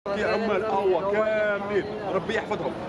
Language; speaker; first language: Arabic; native; Arabic